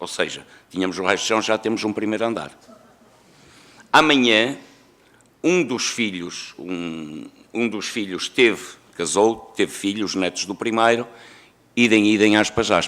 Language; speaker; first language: Portuguese; native; Portuguese